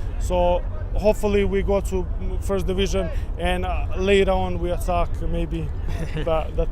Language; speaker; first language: English; non-native, learner; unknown